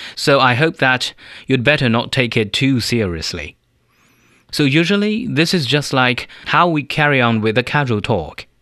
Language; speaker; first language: English; non-native, fluent; Chinese